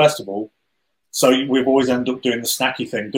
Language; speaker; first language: English; native; English